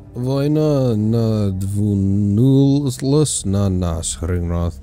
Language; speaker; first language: Russian; non-native, learner; English